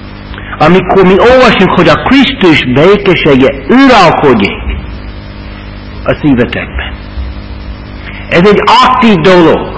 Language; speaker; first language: Hungarian; non-native, fluent; English